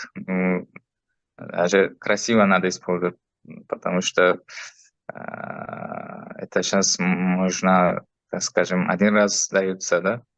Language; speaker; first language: Russian; non-native, fluent; Uzbek